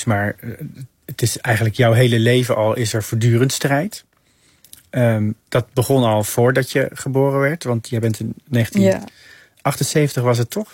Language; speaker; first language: Dutch; native; Dutch